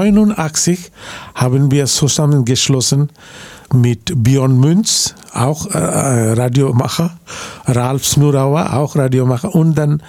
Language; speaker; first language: German; non-native, learner; Bangla